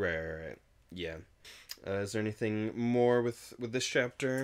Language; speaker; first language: English; native; English